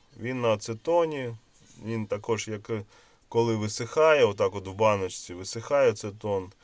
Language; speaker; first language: Ukrainian; non-native, local second language; Russian